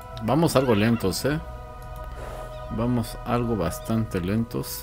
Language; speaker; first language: Spanish; native; Spanish